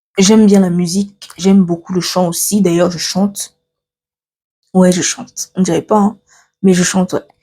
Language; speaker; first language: French; early bilingual, other home language; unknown